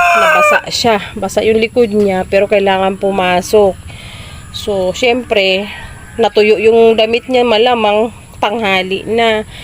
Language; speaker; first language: Filipino; non-native, local second language; Bikol